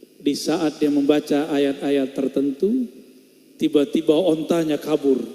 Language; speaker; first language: Indonesian; non-native, local second language; Minangkabau